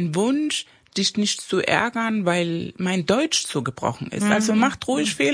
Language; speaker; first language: German; non-native, fluent; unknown